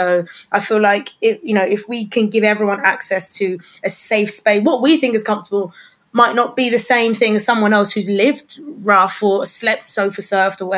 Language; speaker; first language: English; native; English